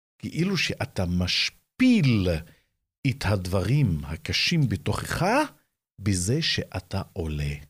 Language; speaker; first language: Hebrew; non-native, local second language; Arabic